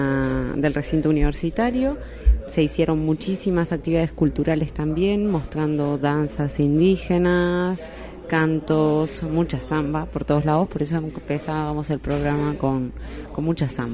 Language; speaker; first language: Spanish; native; Spanish